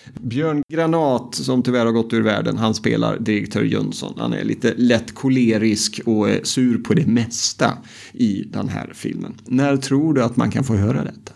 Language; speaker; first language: Swedish; native; Swedish